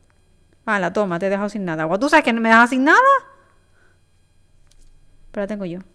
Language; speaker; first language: Spanish; native; Spanish